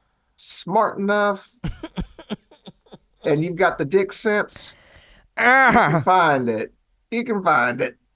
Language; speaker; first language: English; native; English